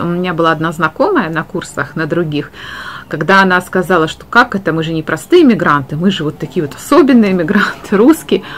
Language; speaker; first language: Russian; native; Russian